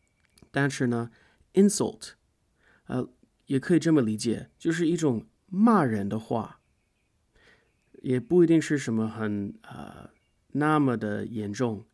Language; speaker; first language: Chinese; non-native, fluent; English